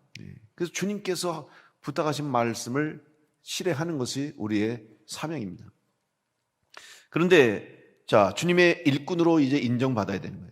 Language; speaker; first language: Korean; native; Korean